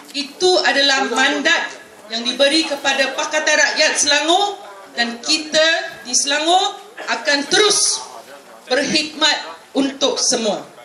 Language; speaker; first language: Malay; non-native, local second language; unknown